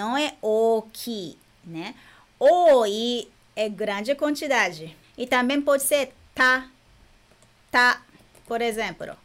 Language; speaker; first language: Portuguese; non-native, fluent; Japanese